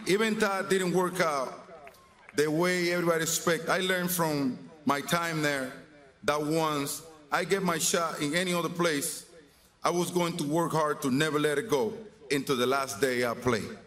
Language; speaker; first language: English; non-native, fluent; Spanish